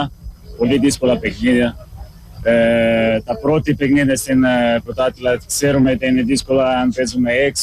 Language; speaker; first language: Greek; non-native, learner; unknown